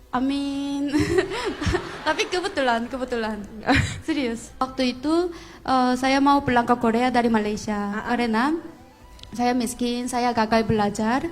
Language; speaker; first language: Indonesian; non-native, fluent; Korean